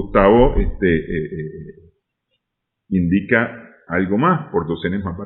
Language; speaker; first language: Spanish; native; Spanish